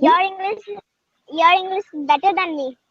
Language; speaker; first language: English; non-native, learner; Hindi